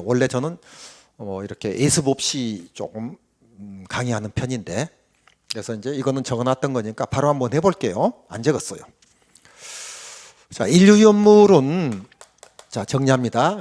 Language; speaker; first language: Korean; native; Korean